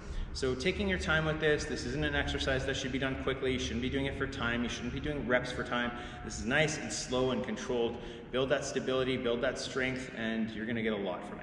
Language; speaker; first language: English; native; English